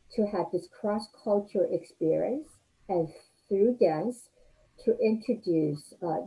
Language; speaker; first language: English; non-native, fluent; Chinese